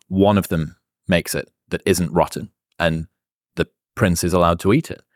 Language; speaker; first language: English; native; English